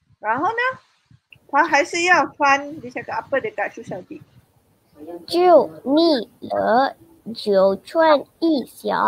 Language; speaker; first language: Chinese; non-native, fluent; Malay